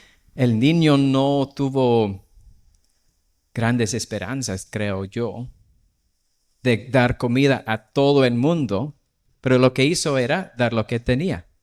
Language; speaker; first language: Spanish; non-native, fluent; English